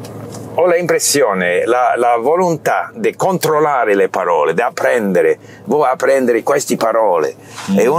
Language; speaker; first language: Italian; non-native, learner; English